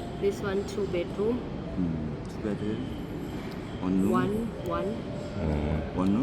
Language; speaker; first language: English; non-native, learner; Korean